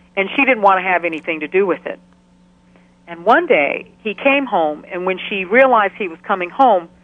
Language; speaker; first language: English; native; English